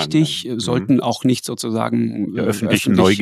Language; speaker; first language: German; native; German